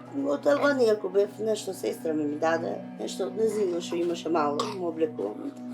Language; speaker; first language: Macedonian; non-native, fluent; Albanian